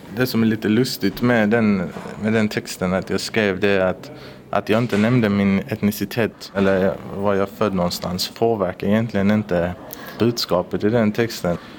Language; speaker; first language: Swedish; early bilingual, other home language; Persian